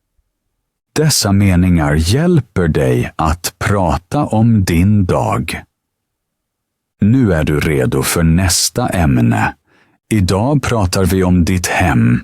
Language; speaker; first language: Swedish; native; Swedish